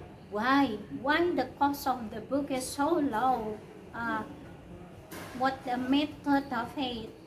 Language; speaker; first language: English; non-native, learner; Indonesian